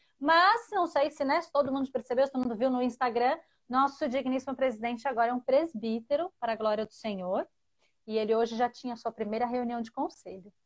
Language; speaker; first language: Portuguese; native; Portuguese